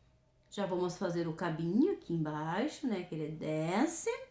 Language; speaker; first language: Portuguese; native; Portuguese